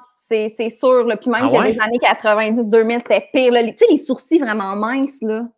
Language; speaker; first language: French; native; French